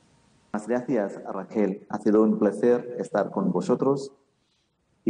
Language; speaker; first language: Spanish; non-native, fluent; Malayalam